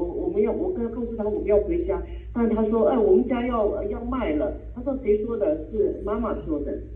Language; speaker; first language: Chinese; native; Chinese